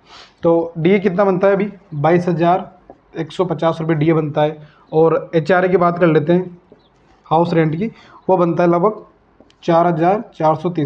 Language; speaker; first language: Hindi; native; Hindi